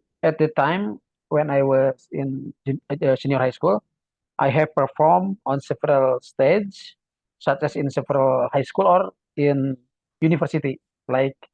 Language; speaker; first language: English; non-native, learner; Indonesian